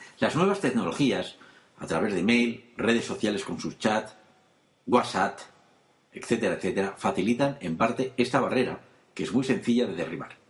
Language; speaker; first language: Spanish; native; Spanish